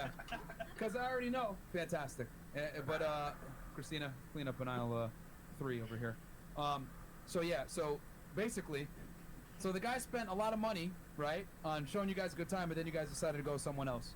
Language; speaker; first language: English; native; English